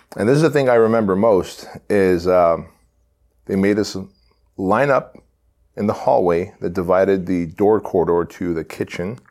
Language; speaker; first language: English; early bilingual, other home language; Armenian